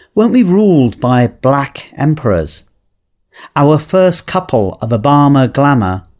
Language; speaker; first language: English; native; English